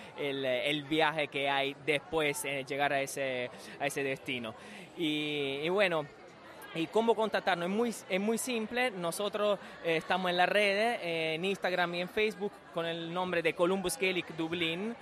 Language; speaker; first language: Spanish; non-native, fluent; Italian